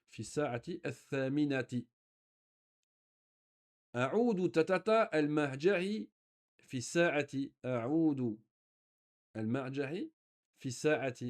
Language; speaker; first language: Arabic; non-native, fluent; French